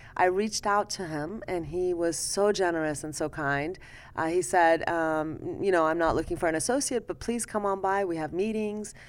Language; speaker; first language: English; early bilingual, other home language; Persian